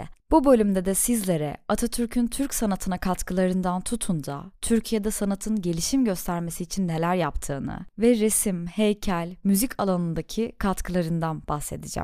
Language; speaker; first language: Turkish; native; Turkish